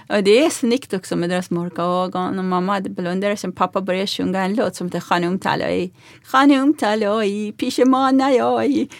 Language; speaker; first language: Swedish; non-native, fluent; Persian